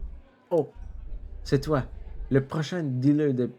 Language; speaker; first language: French; non-native, local second language; English